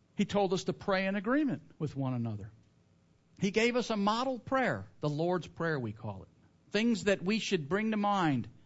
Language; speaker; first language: English; native; English